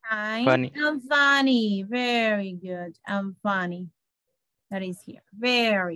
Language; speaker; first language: English; non-native, learner; Spanish